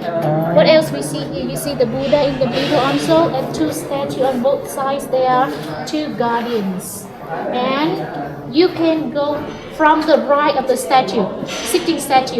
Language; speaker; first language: English; non-native, learner; Vietnamese